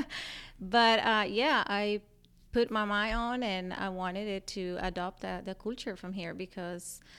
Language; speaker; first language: English; non-native, fluent; Spanish